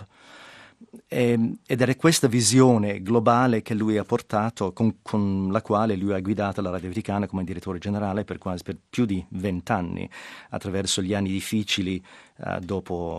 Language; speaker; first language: Italian; non-native, fluent; English